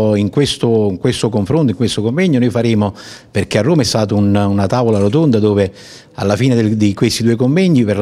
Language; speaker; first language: Italian; native; Italian